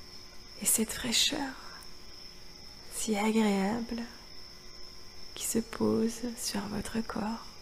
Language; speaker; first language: French; native; French